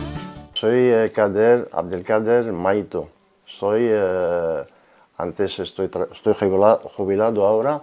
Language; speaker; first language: Spanish; non-native, learner; Arabic